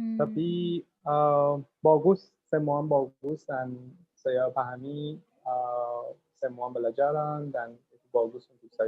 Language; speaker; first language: Indonesian; non-native, learner; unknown